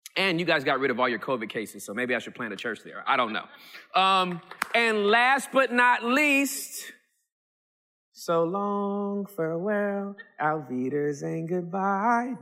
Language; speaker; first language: English; early bilingual, other home language; Yoruba